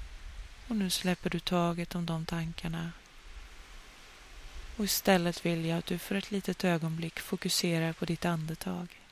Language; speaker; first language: Swedish; native; Swedish